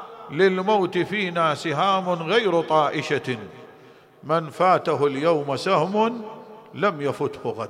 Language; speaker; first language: Arabic; native; Arabic